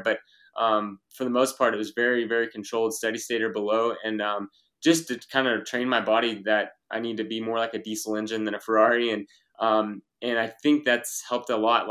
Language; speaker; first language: English; native; English